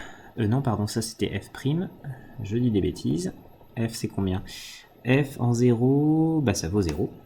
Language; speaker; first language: French; native; French